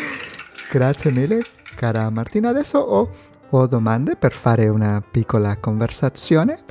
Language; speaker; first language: Italian; non-native, learner; Spanish